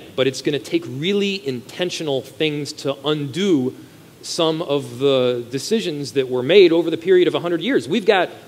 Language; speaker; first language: English; native; English